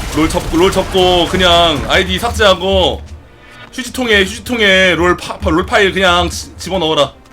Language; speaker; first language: Korean; native; Korean